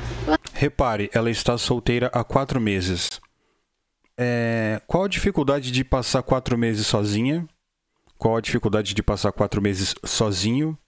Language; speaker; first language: Portuguese; native; Portuguese